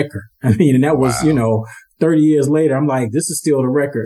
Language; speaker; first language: English; native; English